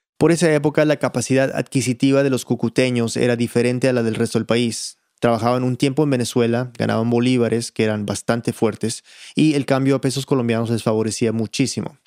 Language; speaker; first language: Spanish; early bilingual, heritage; Spanish